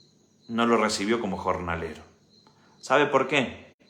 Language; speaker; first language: Spanish; native; Spanish